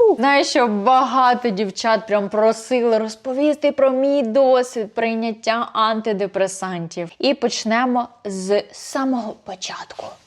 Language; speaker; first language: Ukrainian; non-native, local second language; Russian